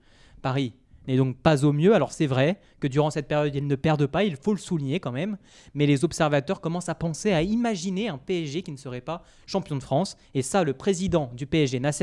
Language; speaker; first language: French; native; French